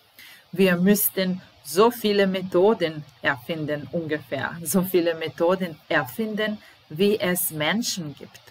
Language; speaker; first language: German; non-native, fluent; Serbian